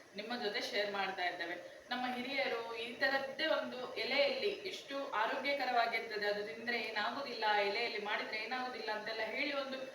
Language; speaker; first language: Kannada; non-native, local second language; Konkani